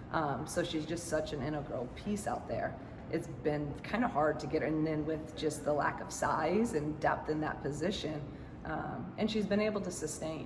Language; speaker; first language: English; native; English